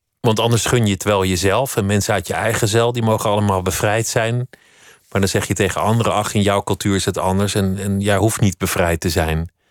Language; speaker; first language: Dutch; native; Dutch